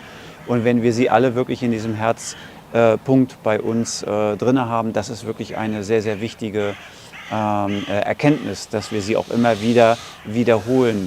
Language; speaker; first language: German; native; German